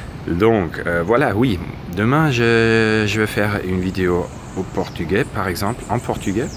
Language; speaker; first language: French; non-native, fluent; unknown